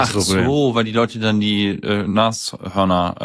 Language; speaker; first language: German; native; German